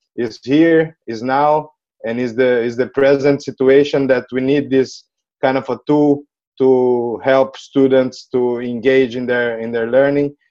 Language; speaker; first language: English; non-native, fluent; Portuguese